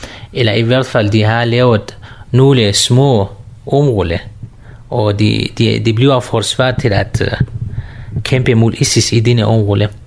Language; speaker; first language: Danish; non-native, learner; Kurdish